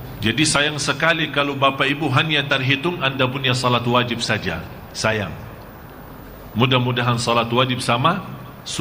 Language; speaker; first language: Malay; non-native, fluent; Arabic